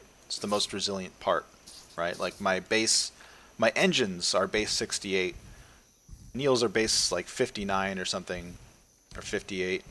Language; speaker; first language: English; native; English